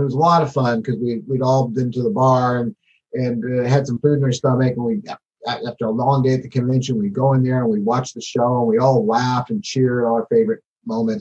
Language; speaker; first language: English; native; English